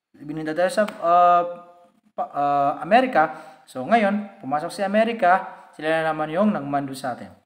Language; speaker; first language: Filipino; non-native, local second language; Maranao